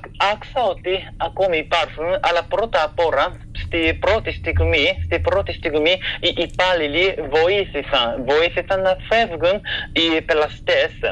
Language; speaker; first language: Greek; non-native, fluent; Japanese